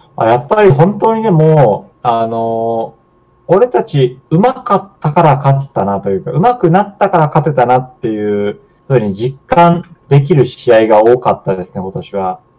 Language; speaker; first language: Japanese; native; Japanese